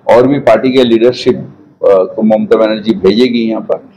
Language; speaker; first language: Hindi; non-native, local second language; Bangla